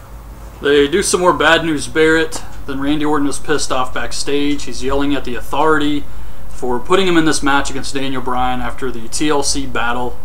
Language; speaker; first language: English; native; English